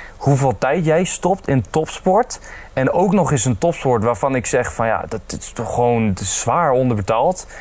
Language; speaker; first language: Dutch; native; Dutch